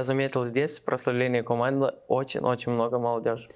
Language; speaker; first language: Russian; non-native, learner; Lithuanian